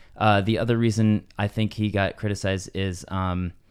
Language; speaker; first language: English; native; English